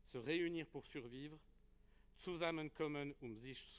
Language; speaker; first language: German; non-native, learner; French